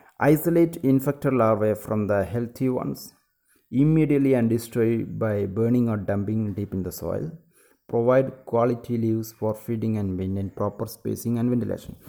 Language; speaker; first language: English; non-native, local second language; Malayalam